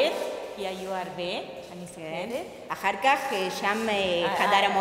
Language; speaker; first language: Hebrew; non-native, fluent; Spanish